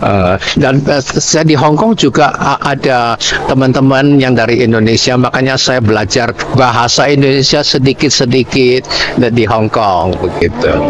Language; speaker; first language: Indonesian; non-native, learner; Cantonese